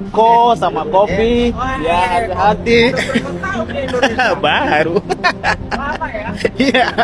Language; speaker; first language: Indonesian; non-native, learner; Arabic